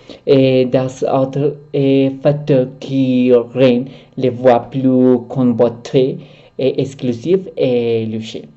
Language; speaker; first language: French; non-native, learner; Spanish